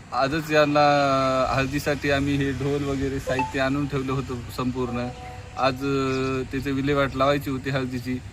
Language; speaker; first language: Marathi; native; Marathi